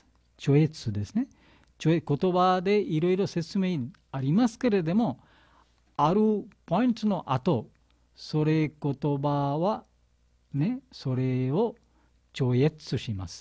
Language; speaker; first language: Japanese; non-native, learner; Bangla